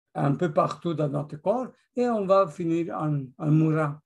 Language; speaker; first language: French; non-native, fluent; Spanish